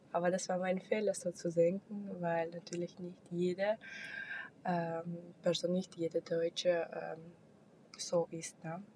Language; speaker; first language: German; non-native, fluent; Russian